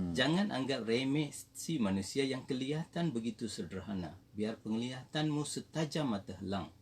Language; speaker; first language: Malay; non-native, local second language; Tamil